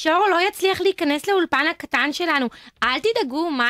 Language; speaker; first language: Hebrew; native; Hebrew